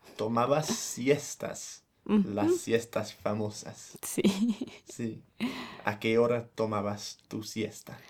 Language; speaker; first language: Spanish; non-native, fluent; English